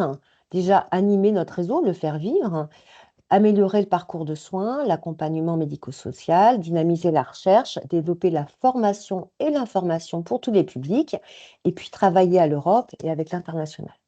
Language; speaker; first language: French; native; French